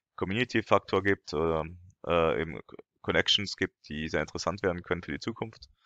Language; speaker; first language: German; non-native, fluent; French